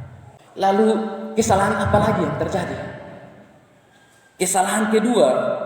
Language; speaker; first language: Indonesian; non-native, local second language; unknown